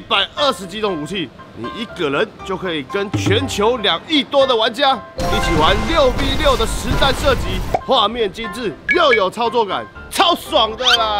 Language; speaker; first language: Chinese; native; Chinese